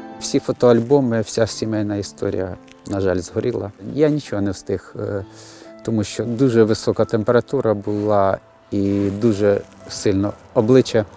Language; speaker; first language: Ukrainian; native; Ukrainian